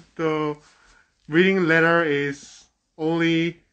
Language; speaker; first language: English; non-native, learner; Korean